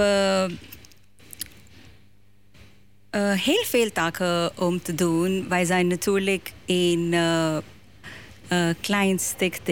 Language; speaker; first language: Dutch; non-native, learner; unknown